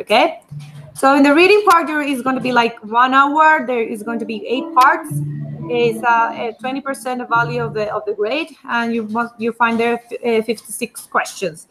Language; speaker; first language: English; non-native, fluent; Spanish